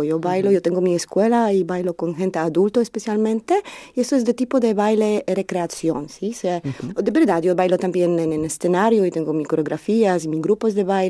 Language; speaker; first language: Spanish; non-native, learner; Polish